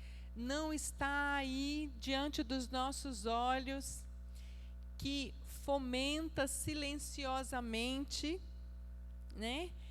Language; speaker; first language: Portuguese; native; Portuguese